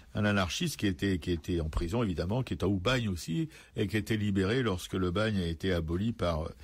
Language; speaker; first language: French; native; French